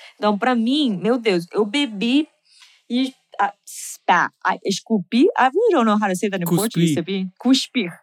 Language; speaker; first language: Portuguese; non-native, fluent; English